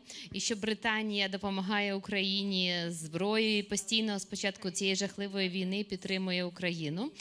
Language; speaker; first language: Ukrainian; native; Ukrainian